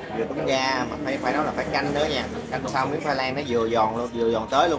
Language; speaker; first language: Vietnamese; native; Vietnamese